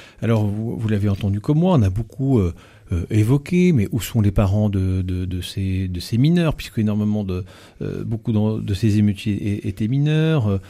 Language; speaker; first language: French; native; French